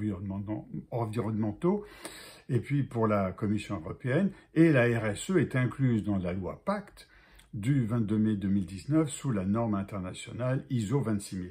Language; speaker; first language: French; native; French